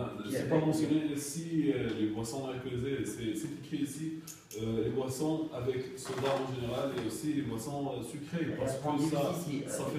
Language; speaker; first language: French; non-native, learner; Arabic